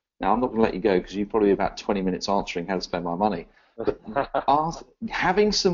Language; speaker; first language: English; native; English